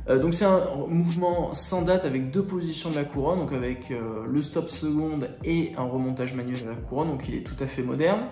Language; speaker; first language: French; native; French